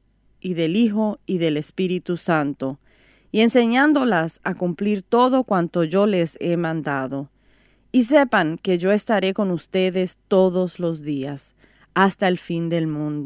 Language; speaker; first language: Spanish; native; Spanish